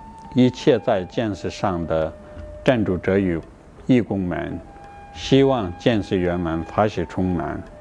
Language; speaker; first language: Chinese; non-native, fluent; Tibetan